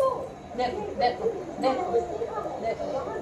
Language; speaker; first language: Hindi; native; Hindi